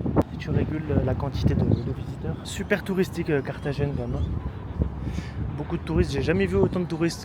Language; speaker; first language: French; native; French